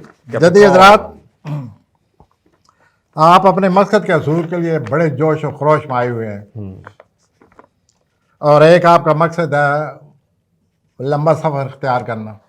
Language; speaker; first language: Urdu; native; Urdu